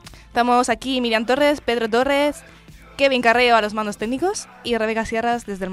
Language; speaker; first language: Spanish; native; Spanish